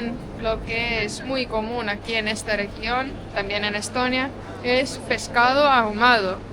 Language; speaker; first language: Spanish; non-native, fluent; Estonian